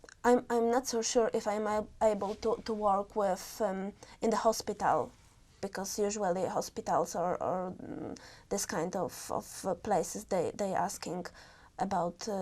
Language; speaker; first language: English; non-native, learner; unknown